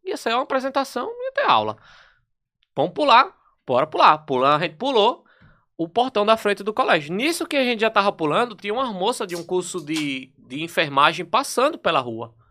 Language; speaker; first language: Portuguese; native; Portuguese